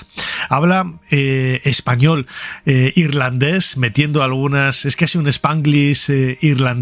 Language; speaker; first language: Spanish; native; Spanish